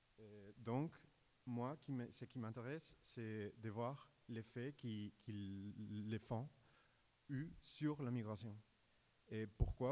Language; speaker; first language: French; non-native, fluent; Spanish